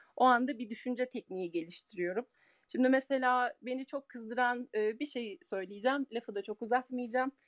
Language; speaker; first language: Turkish; early bilingual, heritage; Turkish